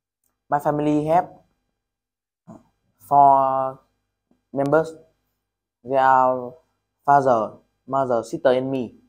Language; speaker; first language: English; non-native, learner; Vietnamese